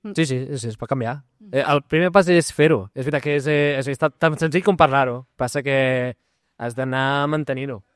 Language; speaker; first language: Catalan; non-native, local second language; Spanish